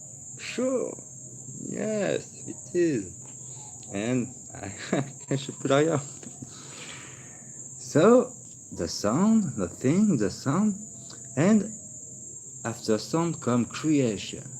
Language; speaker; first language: English; non-native, learner; French